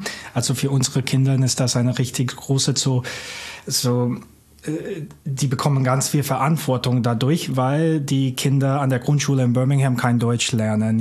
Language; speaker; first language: German; non-native, fluent; English